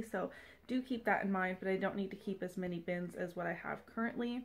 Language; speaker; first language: English; native; English